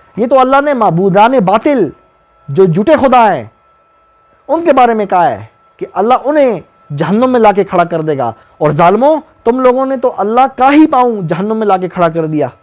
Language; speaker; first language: Urdu; non-native, local second language; Northern Hindko